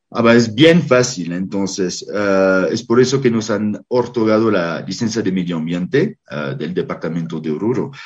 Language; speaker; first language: Spanish; non-native, fluent; French